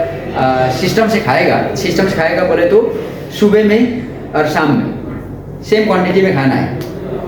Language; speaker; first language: Hindi; non-native, local second language; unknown